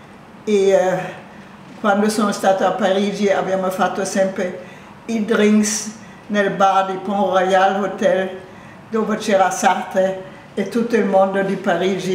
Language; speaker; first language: Italian; non-native, fluent; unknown